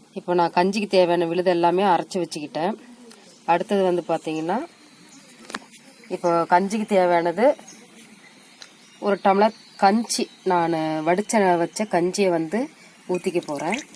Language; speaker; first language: Tamil; native; Tamil